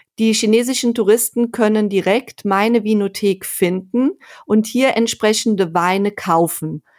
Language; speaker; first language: German; native; German